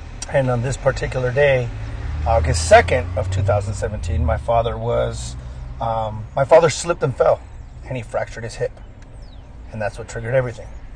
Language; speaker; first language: English; early bilingual, other home language; Spanish